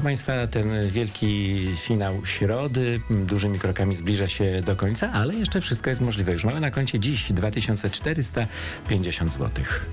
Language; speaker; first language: Polish; native; Polish